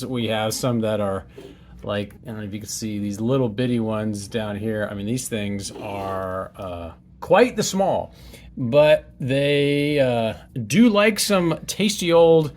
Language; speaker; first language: English; native; English